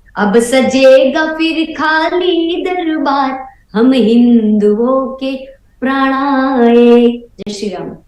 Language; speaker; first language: Hindi; non-native, local second language; Gujarati